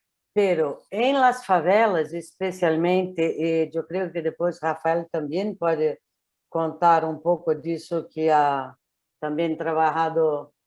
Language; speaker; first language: Spanish; non-native, learner; Portuguese